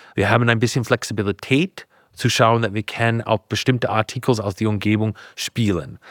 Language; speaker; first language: German; non-native, fluent; English